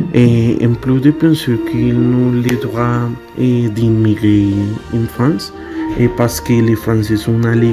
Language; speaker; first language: French; non-native, learner; Spanish